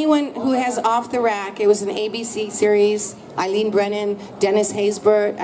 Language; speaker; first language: English; native; English